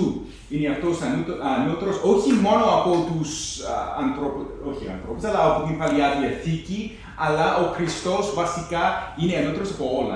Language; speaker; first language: Greek; non-native, fluent; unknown